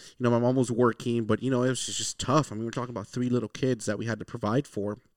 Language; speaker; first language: English; early bilingual, other home language; Spanish